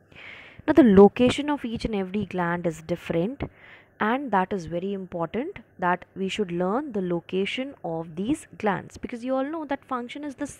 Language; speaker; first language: English; non-native, local second language; Hindi